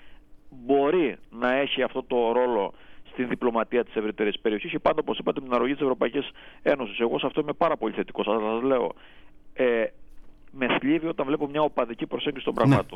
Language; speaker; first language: Greek; native; Greek